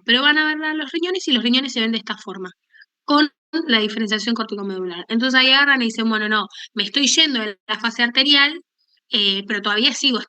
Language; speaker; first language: Spanish; native; Spanish